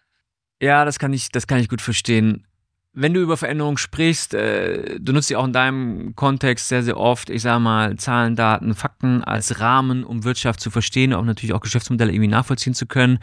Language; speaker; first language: German; native; German